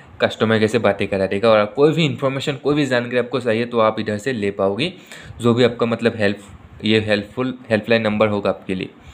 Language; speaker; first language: Hindi; native; Hindi